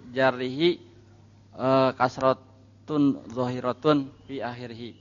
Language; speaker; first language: Arabic; non-native, learner; Indonesian